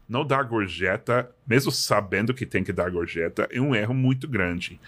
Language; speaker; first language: Portuguese; non-native, fluent; English